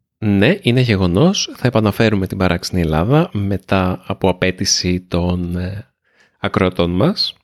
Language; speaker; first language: Greek; native; Greek